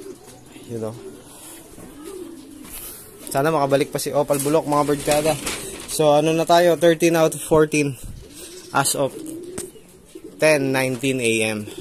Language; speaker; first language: Filipino; native; Filipino